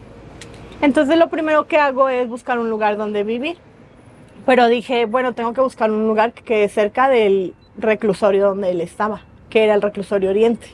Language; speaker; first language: Spanish; native; Spanish